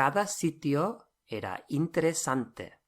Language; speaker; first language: Spanish; non-native, fluent; English